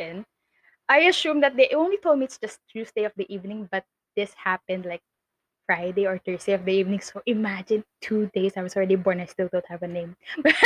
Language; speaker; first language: English; non-native, local second language; Filipino